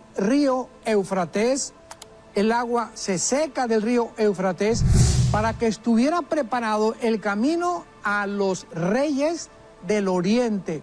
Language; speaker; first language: Spanish; native; Spanish